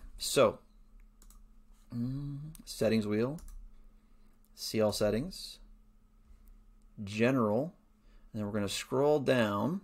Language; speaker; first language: English; native; English